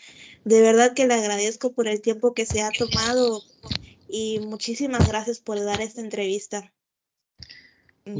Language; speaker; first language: Spanish; native; Spanish